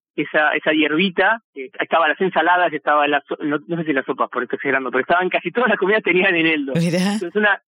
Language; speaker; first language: Spanish; native; Spanish